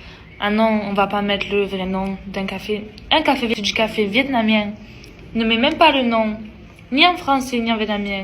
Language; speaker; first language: French; early bilingual, other home language; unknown